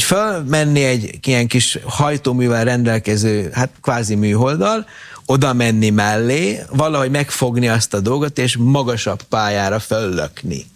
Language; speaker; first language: Hungarian; native; Hungarian